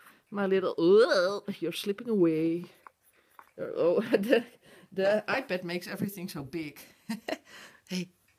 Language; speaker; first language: English; non-native, fluent; Dutch